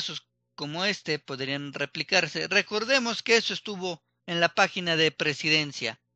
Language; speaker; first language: Spanish; native; Spanish